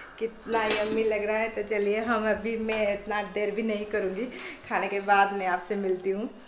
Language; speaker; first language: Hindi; non-native, local second language; Odia